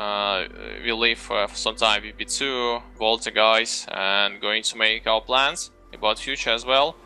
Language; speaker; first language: English; non-native, fluent; Russian